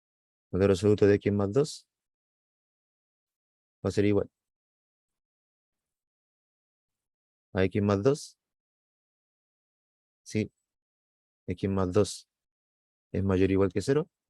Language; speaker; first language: Spanish; native; Spanish